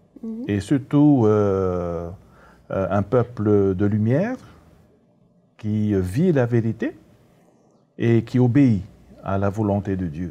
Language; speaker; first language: French; native; French